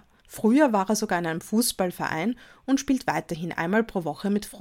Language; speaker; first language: German; native; German